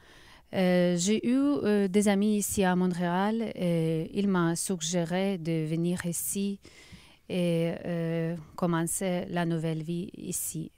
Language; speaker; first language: French; non-native, learner; Ukrainian